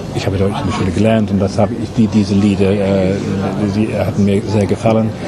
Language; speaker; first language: German; non-native, fluent; English